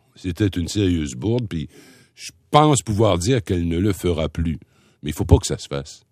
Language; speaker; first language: French; native; French